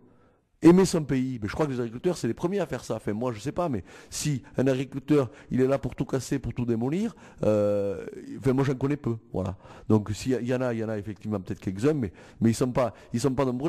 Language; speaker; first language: French; native; French